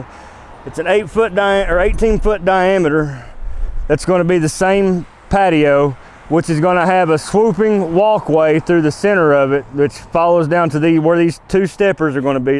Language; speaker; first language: English; native; English